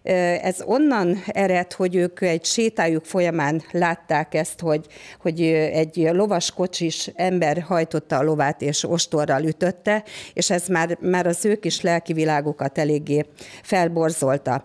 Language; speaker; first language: Hungarian; native; Hungarian